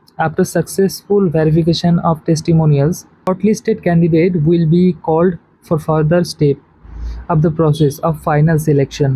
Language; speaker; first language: English; non-native, local second language; Bangla